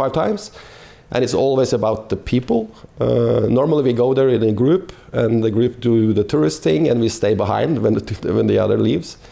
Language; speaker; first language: English; non-native, fluent; Norwegian